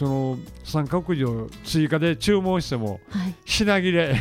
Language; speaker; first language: Japanese; native; Japanese